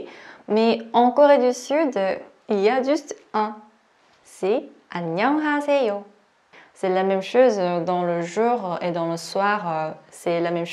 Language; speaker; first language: French; non-native, learner; Korean